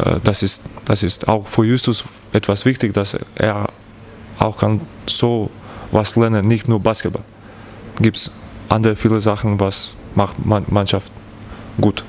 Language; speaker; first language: German; non-native, learner; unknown